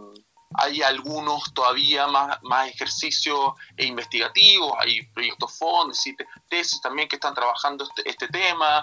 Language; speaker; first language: Spanish; native; Spanish